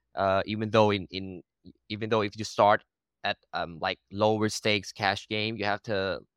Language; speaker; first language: English; non-native, learner; Thai